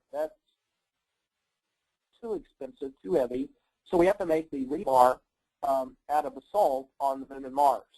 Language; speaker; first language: English; native; English